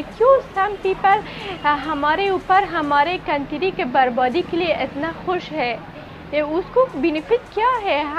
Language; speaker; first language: Hindi; non-native, fluent; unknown